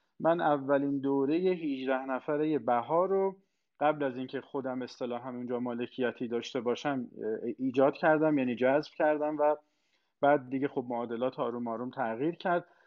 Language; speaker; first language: Persian; non-native, local second language; Azerbaijani